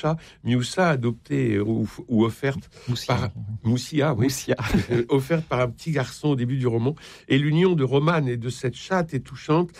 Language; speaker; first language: French; native; French